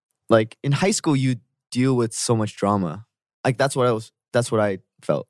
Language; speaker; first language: English; early bilingual, other home language; Korean